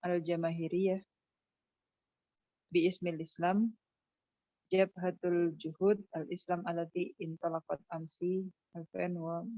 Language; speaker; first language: Arabic; non-native, fluent; Indonesian